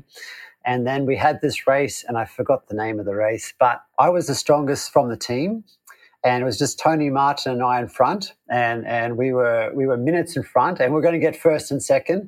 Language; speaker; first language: English; native; English